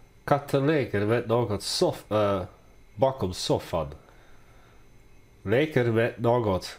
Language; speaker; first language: Swedish; non-native, learner; English